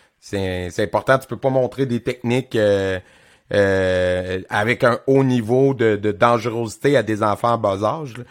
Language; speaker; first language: French; native; French